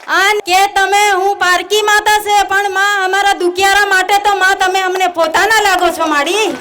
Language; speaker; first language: Gujarati; native; Gujarati